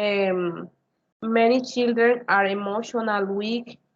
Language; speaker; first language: English; non-native, learner; Spanish